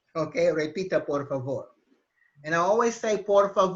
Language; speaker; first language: Spanish; non-native, fluent; English